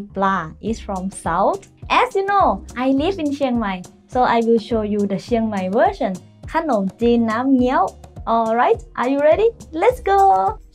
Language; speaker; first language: English; non-native, fluent; Thai